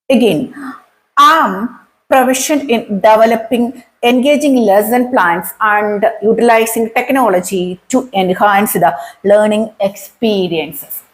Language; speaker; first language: English; non-native, local second language; Malayalam